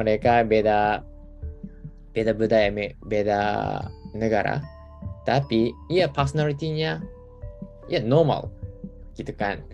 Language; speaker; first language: Indonesian; non-native, fluent; Japanese